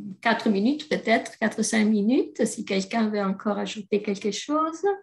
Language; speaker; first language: French; non-native, fluent; Italian